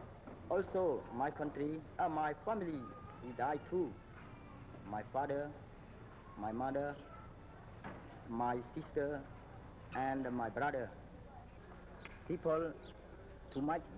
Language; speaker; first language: English; non-native, learner; Khmer